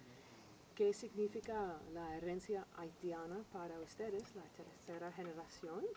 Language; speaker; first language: Spanish; non-native, learner; English